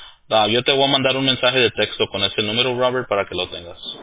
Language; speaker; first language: Spanish; early bilingual, heritage; Spanish